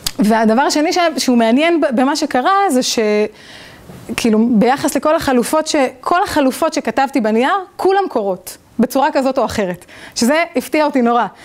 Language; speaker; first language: Hebrew; native; Hebrew